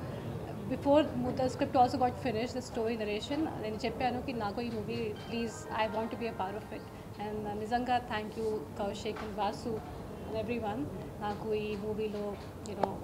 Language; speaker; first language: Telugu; non-native, learner; Hindi